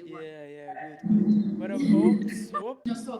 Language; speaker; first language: English; non-native, learner; Turkish